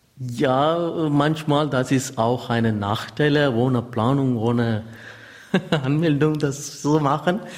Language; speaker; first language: German; non-native, learner; Tamil